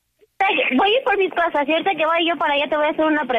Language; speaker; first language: Spanish; native; Spanish